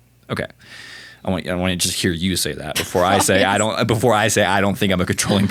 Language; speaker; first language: English; native; English